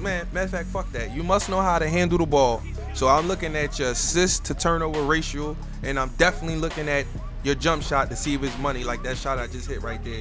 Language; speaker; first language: English; native; English